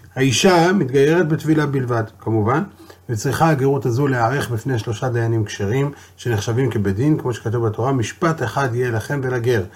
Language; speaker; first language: Hebrew; native; Hebrew